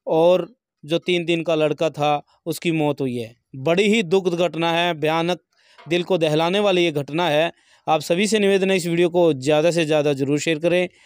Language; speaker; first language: Hindi; native; Hindi